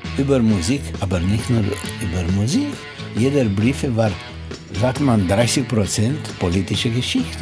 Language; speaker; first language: German; non-native, learner; Romanian